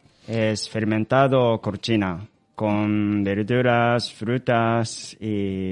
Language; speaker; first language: Spanish; non-native, learner; Japanese